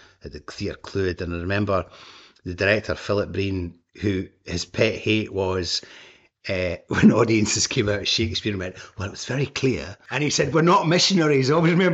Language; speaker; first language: English; native; English